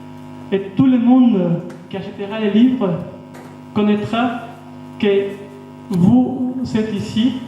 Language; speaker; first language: French; non-native, fluent; Spanish